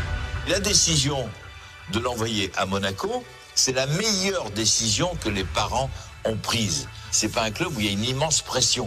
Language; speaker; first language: French; native; French